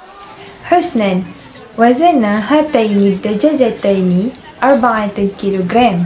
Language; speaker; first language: Arabic; non-native, learner; Malay